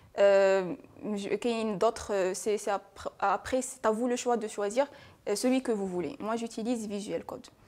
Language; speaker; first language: French; non-native, local second language; Arabic